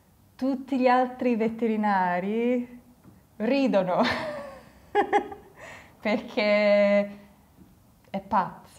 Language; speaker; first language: Italian; non-native, fluent; English